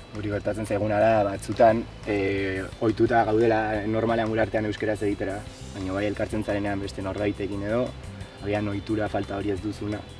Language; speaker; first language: Basque; native; Basque